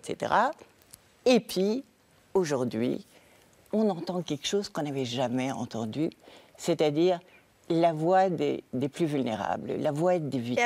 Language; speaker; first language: French; native; French